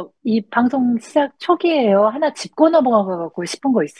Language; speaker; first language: Korean; native; Korean